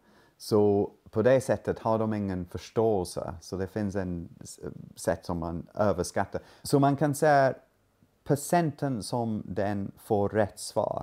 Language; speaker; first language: Swedish; non-native, fluent; English